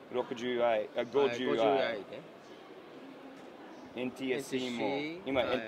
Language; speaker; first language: Japanese; non-native, learner; English